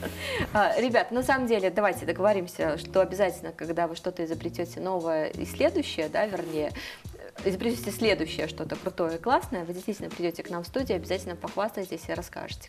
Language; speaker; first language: Russian; native; Russian